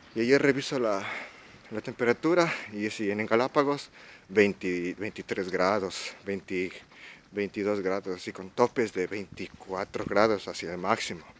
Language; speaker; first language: Spanish; native; Spanish